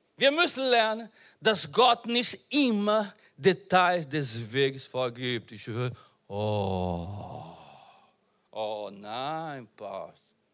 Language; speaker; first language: German; non-native, learner; Portuguese